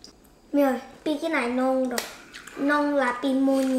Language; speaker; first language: Vietnamese; early bilingual, heritage; Korean